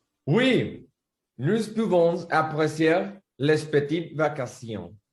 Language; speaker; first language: French; non-native, learner; Spanish